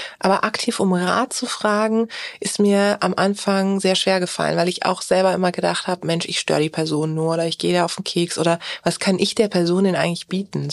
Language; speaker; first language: German; early bilingual, other home language; Turkish